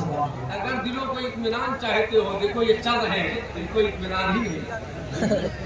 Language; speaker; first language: Hindi; native; Hindi